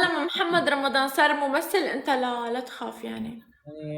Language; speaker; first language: Arabic; native; Arabic